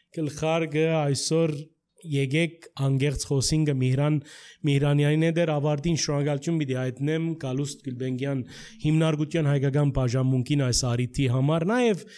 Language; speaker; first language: Armenian; early bilingual, heritage; Armenian